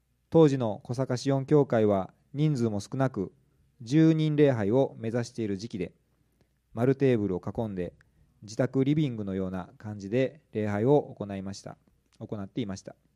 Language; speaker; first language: Japanese; native; Japanese